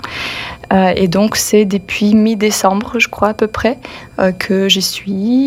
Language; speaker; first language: French; non-native, fluent; Russian